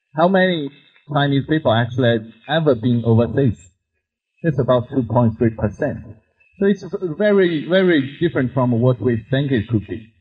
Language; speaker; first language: English; non-native, fluent; Chinese